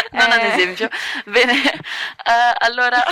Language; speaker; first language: Italian; native; Italian